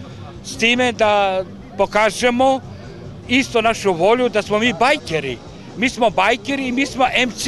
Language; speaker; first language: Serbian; early bilingual, heritage; Serbian